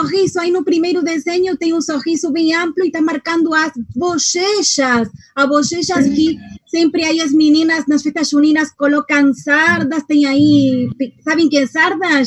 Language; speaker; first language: Portuguese; non-native, fluent; Spanish